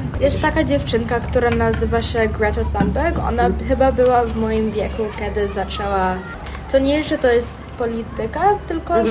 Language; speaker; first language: Polish; early bilingual, heritage; Polish